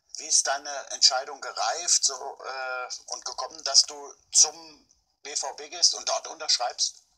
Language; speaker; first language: German; native; German